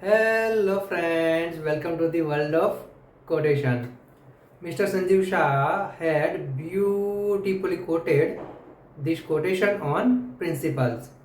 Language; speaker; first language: English; non-native, local second language; Hindi